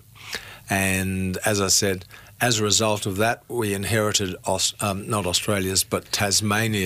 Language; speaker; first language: English; native; English